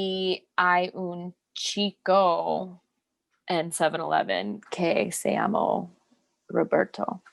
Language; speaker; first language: Spanish; non-native, learner; English